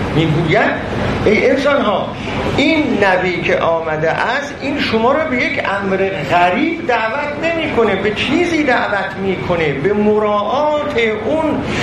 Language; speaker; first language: Persian; non-native, local second language; Azerbaijani